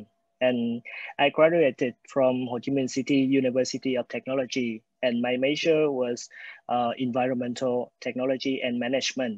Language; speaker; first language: English; non-native, fluent; Vietnamese